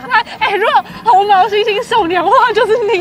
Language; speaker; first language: Chinese; native; Chinese